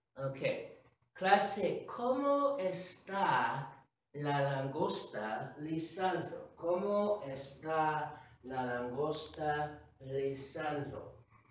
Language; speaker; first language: Spanish; non-native, fluent; English